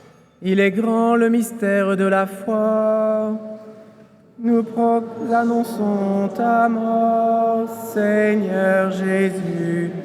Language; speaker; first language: French; native; French